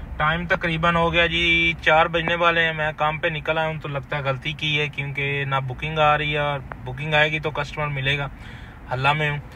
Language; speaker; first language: Urdu; non-native, local second language; Punjabi